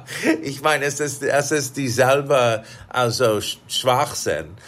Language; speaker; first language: German; non-native, fluent; English